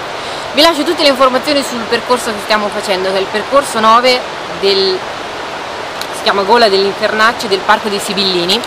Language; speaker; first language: Italian; native; Italian